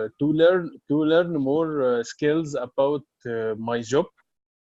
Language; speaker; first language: English; non-native, learner; Arabic